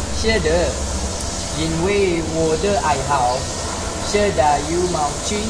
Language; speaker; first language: Chinese; non-native, learner; Malay